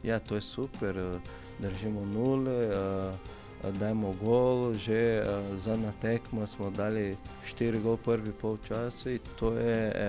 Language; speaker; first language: Slovenian; non-native, learner; Portuguese